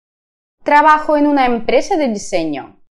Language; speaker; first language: Spanish; non-native, fluent; Russian